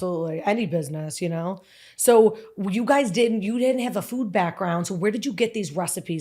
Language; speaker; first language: English; native; English